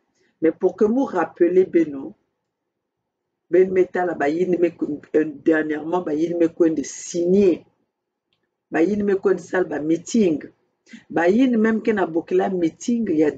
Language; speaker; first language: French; non-native, local second language; Kongo